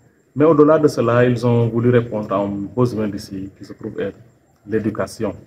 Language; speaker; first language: French; non-native, local second language; Serer